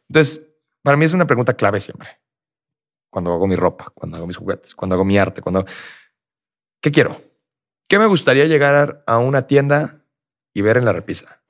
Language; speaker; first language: Spanish; native; Spanish